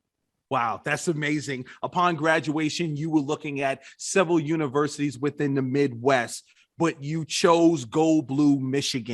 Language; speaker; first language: English; native; English